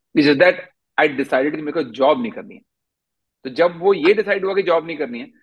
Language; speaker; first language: Hindi; native; Hindi